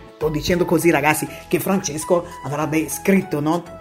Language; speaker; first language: Italian; non-native, fluent; Portuguese